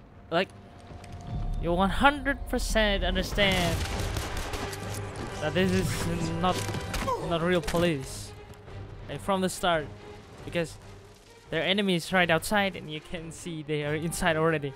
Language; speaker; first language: English; non-native, fluent; Vietnamese